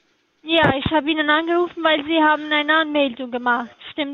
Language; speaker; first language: German; non-native, learner; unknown